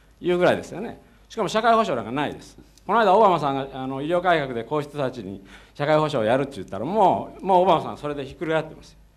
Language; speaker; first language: Japanese; native; Japanese